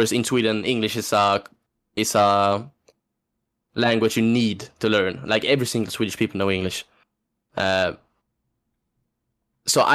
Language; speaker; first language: English; non-native, fluent; Swedish